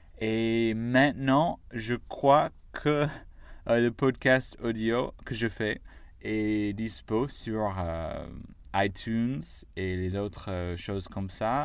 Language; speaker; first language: French; non-native, fluent; English